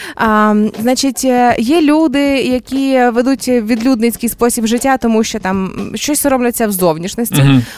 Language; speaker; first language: Ukrainian; native; Ukrainian